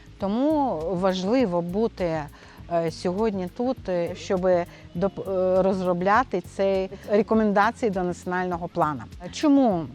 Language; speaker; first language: Ukrainian; non-native, local second language; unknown